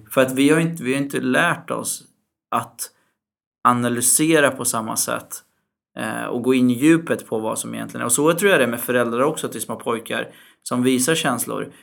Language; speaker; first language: Swedish; early bilingual, other home language; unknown